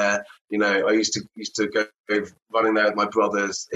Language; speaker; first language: English; native; English